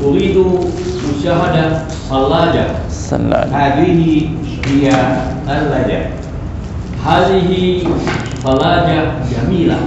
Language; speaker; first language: Arabic; non-native, learner; Indonesian